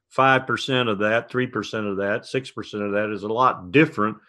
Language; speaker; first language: English; native; English